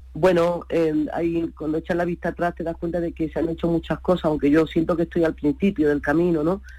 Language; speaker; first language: Spanish; native; Spanish